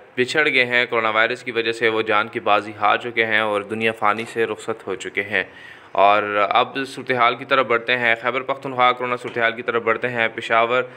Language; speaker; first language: Urdu; native; Urdu